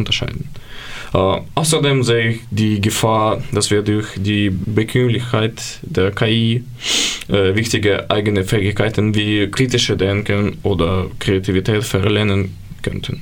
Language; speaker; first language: German; non-native, fluent; Ukrainian